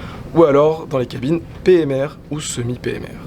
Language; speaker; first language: French; native; French